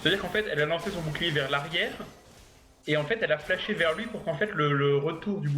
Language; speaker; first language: French; native; French